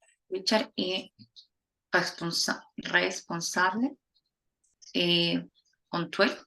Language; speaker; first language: French; non-native, learner; Spanish